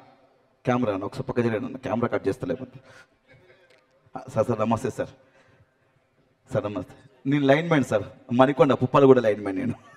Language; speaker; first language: Telugu; native; Telugu